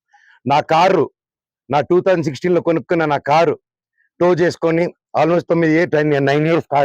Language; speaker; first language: Telugu; native; Telugu